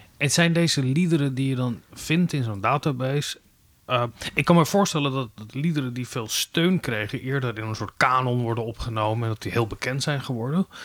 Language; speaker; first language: Dutch; native; Dutch